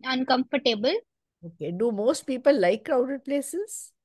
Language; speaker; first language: English; non-native, local second language; Punjabi